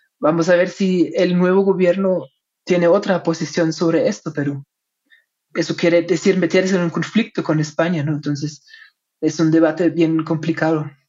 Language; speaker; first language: Spanish; non-native, fluent; German